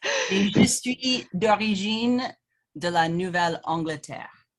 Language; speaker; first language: French; non-native, fluent; English